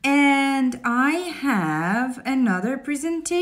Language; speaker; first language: English; non-native, fluent; Russian